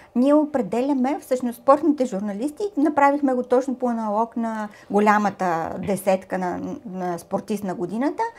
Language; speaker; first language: Bulgarian; native; Bulgarian